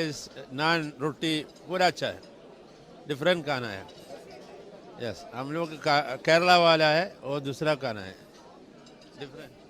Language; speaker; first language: Hindi; non-native, local second language; Malayalam